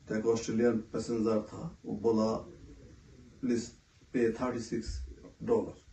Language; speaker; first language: Hindi; non-native, local second language; Bangla